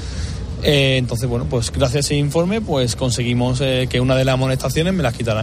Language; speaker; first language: Spanish; native; Spanish